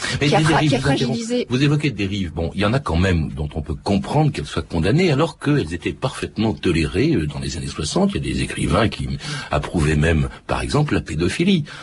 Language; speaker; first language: French; native; French